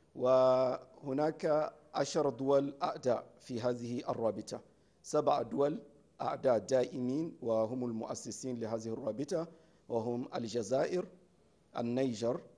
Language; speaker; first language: Arabic; non-native, fluent; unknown